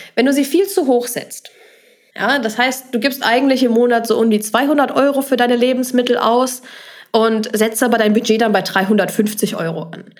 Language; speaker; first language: German; native; German